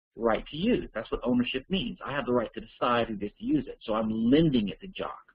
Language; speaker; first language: English; native; English